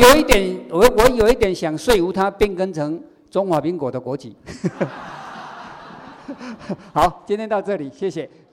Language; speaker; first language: Chinese; native; Chinese